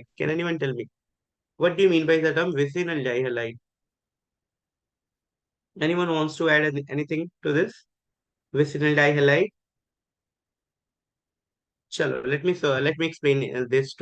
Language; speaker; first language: English; non-native, local second language; Hindi